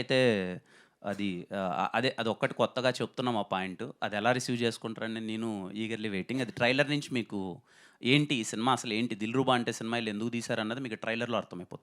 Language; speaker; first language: Telugu; native; Telugu